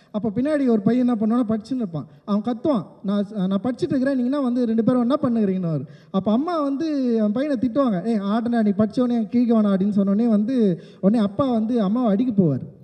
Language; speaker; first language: Tamil; native; Tamil